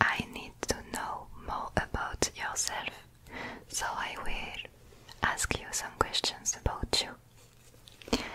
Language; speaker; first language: English; non-native, learner; French